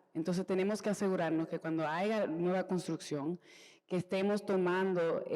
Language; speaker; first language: Spanish; early bilingual, heritage; Spanish